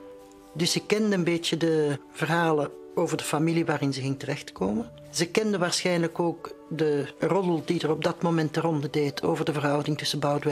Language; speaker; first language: Dutch; native; Dutch